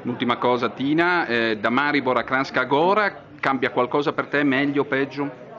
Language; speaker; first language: Italian; native; Italian